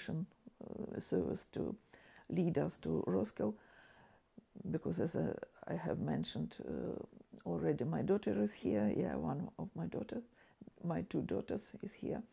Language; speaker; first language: English; non-native, fluent; Ukrainian